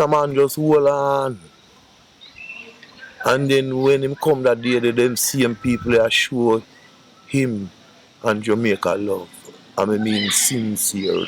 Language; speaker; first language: English; native; English